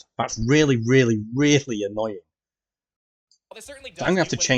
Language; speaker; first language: English; native; English